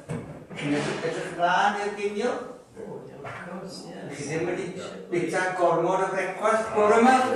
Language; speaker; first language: Welsh; native; Welsh